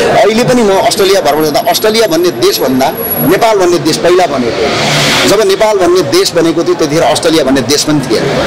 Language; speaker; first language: Nepali; native; Nepali